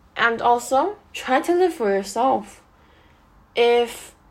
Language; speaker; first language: English; non-native, local second language; Cantonese